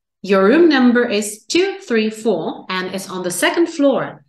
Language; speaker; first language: English; non-native, fluent; Czech